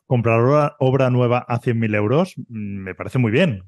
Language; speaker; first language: Spanish; native; Spanish